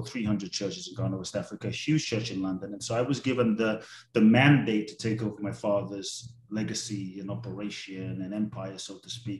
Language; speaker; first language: English; native; English